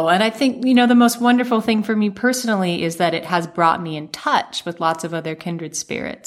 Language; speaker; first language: English; native; English